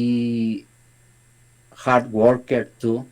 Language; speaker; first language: English; non-native, learner; Spanish